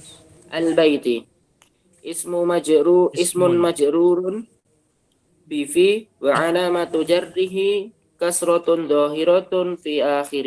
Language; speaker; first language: Arabic; non-native, learner; Indonesian